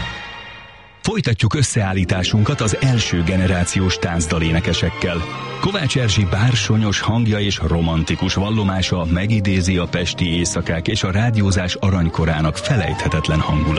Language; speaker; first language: Hungarian; native; Hungarian